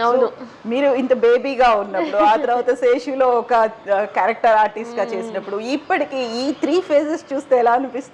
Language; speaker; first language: Telugu; native; Telugu